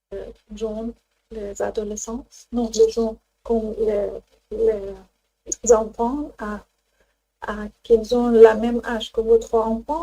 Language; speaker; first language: French; non-native, learner; Persian